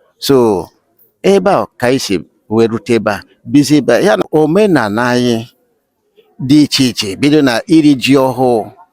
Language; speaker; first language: Igbo; native; Igbo